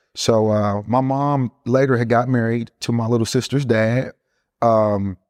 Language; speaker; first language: English; early bilingual, other home language; Spanish